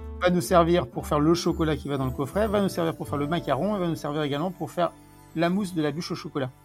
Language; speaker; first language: French; native; French